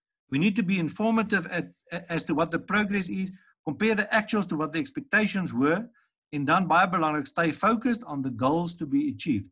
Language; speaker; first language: English; non-native, local second language; Afrikaans